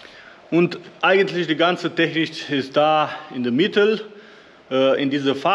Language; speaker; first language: German; non-native, learner; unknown